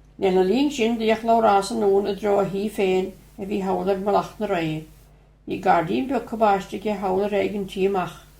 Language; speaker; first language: Irish; native; Irish